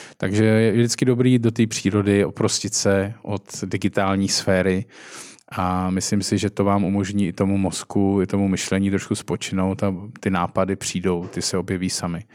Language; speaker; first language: Czech; native; Czech